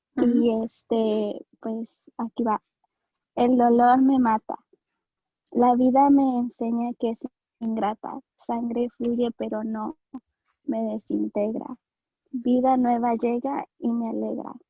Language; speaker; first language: Spanish; early bilingual, heritage; Spanish